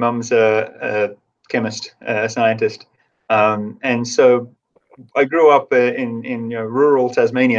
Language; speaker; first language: English; native; English